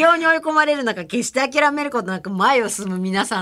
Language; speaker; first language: Japanese; native; Japanese